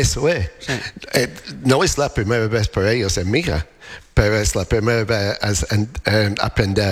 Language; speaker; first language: Spanish; non-native, learner; English